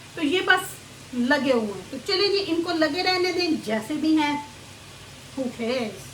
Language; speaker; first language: Urdu; native; Urdu